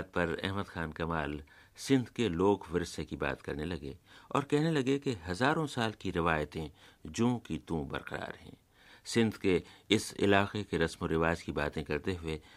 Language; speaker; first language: Urdu; native; Urdu